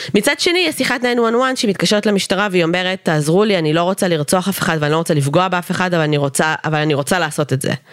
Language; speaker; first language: Hebrew; early bilingual, other home language; Russian